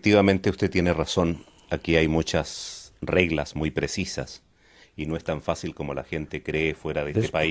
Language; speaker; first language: Spanish; native; Spanish